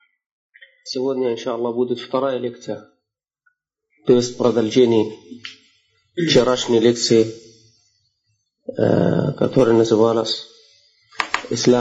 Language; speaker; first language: Russian; non-native, fluent; Arabic